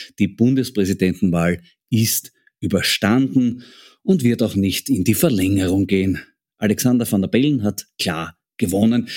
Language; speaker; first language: German; native; German